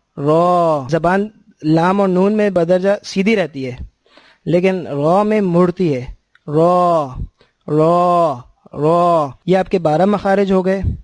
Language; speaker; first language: Urdu; native; Urdu